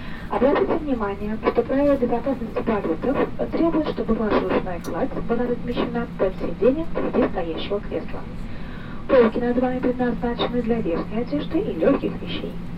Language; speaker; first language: Russian; native; Russian